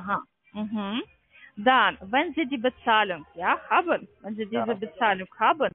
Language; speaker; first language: German; non-native, learner; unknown